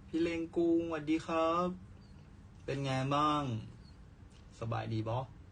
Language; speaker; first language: Thai; native; Thai